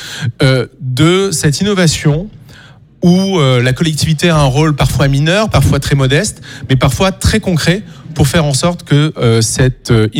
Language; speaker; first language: French; native; French